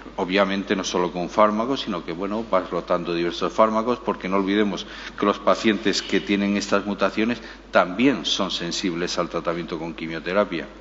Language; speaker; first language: Spanish; native; Spanish